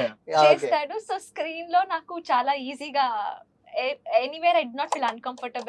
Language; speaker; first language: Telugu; non-native, learner; Kannada